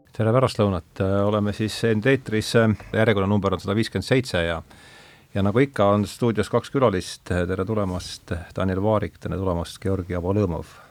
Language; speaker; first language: Estonian; native; Estonian